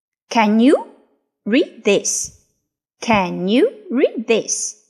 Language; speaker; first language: English; non-native, fluent; Chinese